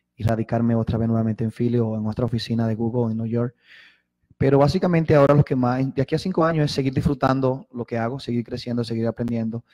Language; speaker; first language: Spanish; native; Spanish